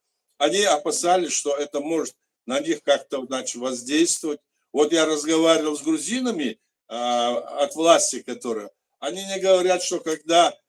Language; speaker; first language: Russian; non-native, local second language; Chechen